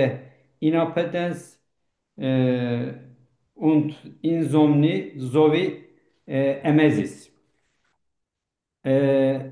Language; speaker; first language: German; non-native, learner; Turkish